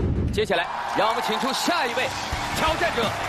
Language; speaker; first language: Chinese; native; Chinese